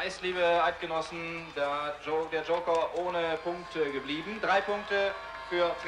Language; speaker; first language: German; native; German